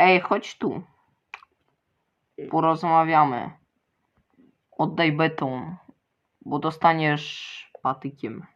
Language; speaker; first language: Polish; early bilingual, other home language; Ukrainian